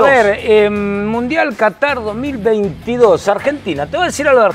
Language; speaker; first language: Spanish; native; Spanish